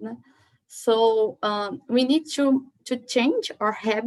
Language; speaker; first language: English; non-native, learner; Portuguese